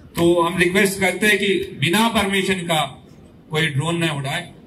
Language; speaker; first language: Hindi; non-native, local second language; Telugu